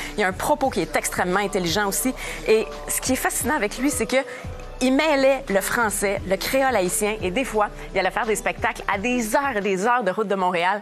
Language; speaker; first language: French; native; French